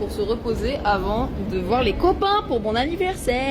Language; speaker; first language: French; native; French